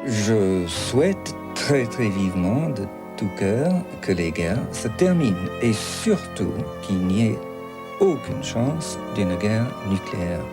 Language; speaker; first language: French; non-native, fluent; English